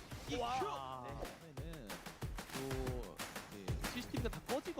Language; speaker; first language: Korean; native; Korean